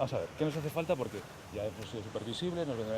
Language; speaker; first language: Spanish; native; Spanish